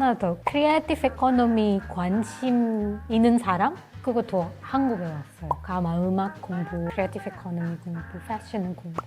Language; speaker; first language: Korean; non-native, fluent; Indonesian